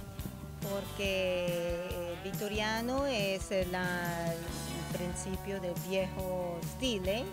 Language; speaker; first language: Spanish; non-native, learner; Italian